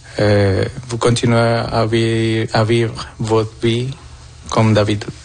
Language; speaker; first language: French; non-native, fluent; Spanish